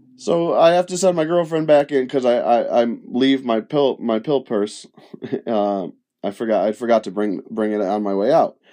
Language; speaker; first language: English; early bilingual, other home language; Spanish